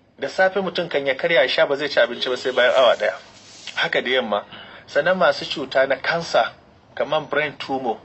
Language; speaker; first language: Hausa; native; Hausa